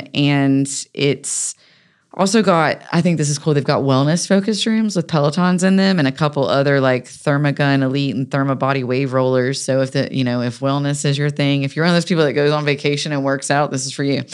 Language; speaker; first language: English; native; English